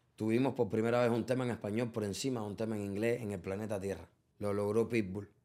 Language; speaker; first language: Spanish; native; Spanish